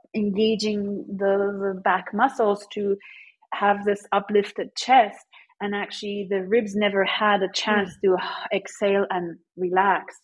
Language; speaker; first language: English; early bilingual, other home language; Persian